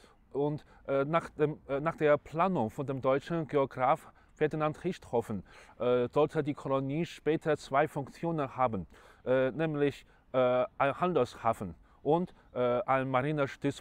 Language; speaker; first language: German; non-native, fluent; Chinese